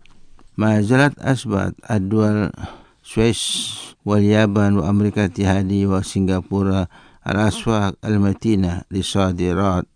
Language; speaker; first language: Arabic; non-native, fluent; Indonesian